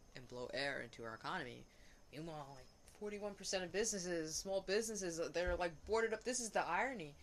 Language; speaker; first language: English; native; English